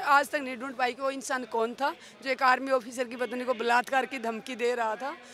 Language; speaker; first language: Hindi; native; Hindi